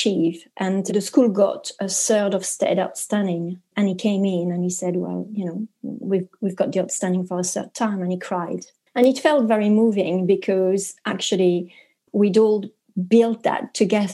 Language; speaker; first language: English; non-native, fluent; French